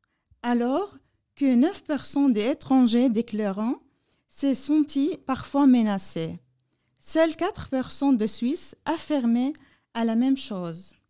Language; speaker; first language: French; non-native, learner; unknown